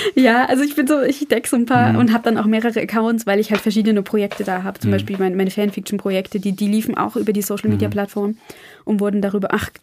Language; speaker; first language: German; native; German